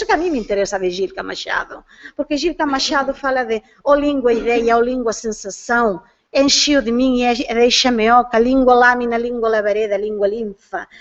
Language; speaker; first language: Portuguese; non-native, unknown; Galician